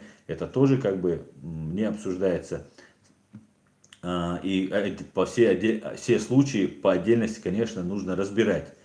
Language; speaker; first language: Russian; non-native, local second language; Chechen